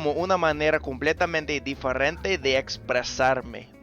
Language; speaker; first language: Spanish; non-native, fluent; English